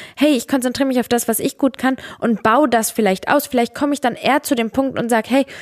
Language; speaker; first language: German; early bilingual, other home language; Serbian